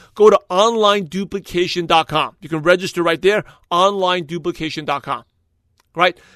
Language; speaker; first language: English; native; English